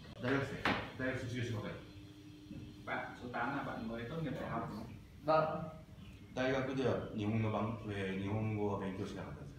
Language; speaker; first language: Japanese; non-native, learner; Vietnamese